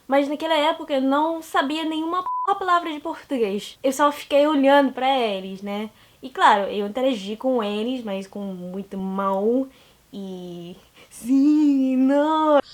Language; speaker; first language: Portuguese; non-native, learner; English